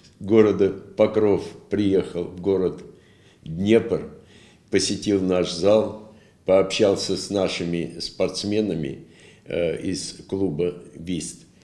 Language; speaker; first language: Russian; native; Russian